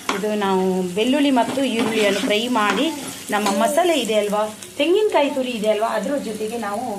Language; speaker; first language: Kannada; non-native, local second language; Tulu